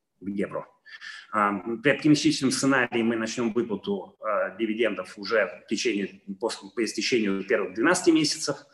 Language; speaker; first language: Russian; non-native, fluent; Italian